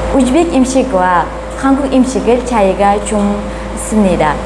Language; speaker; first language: Korean; non-native, fluent; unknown